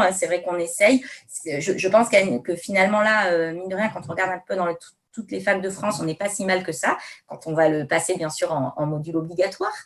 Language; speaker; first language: French; native; French